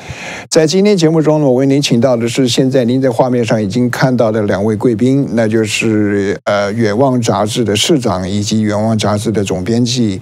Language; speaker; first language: Chinese; native; Chinese